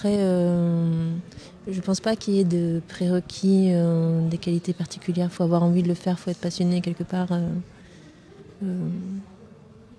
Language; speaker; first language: French; native; French